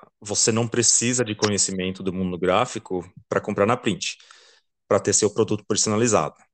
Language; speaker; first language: Portuguese; non-native, fluent; Dutch